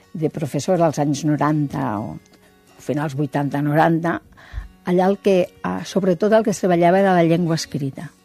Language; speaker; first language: Catalan; native; Catalan